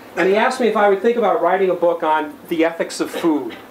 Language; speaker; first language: English; native; English